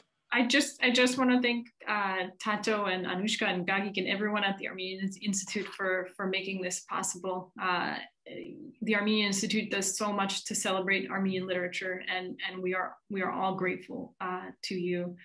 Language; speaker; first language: English; native; English